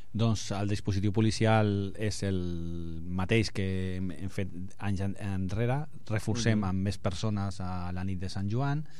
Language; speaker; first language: Catalan; non-native, local second language; Spanish